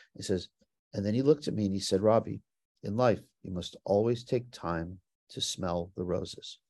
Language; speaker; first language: English; native; English